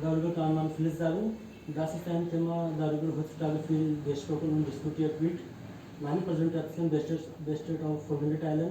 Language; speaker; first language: German; non-native, learner; Hindi